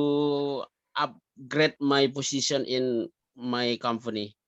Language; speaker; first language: English; non-native, learner; Indonesian